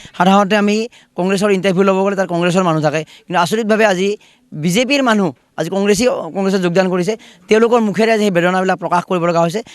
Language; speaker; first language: Assamese; native; Assamese